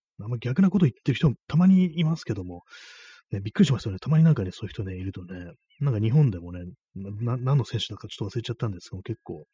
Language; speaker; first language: Japanese; native; Japanese